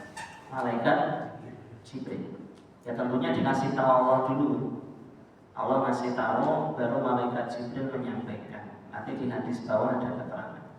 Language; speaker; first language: Indonesian; native; Indonesian